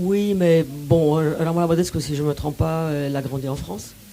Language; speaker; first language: French; non-native, fluent; Romanian